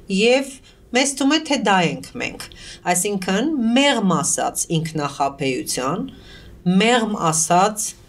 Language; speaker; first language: Armenian; early bilingual, heritage; Armenian